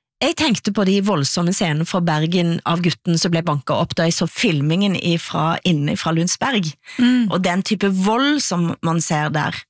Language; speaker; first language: Norwegian; native; Norwegian